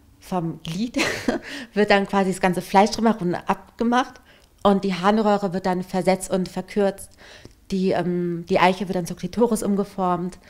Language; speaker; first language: German; native; German